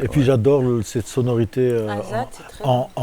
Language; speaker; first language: French; non-native, local second language; Arabic